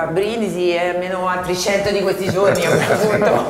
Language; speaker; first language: Italian; native; Italian